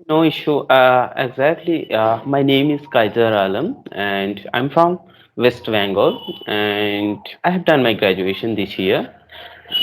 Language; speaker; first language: English; non-native, learner; Bangla